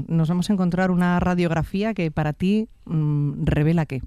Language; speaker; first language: Spanish; native; Spanish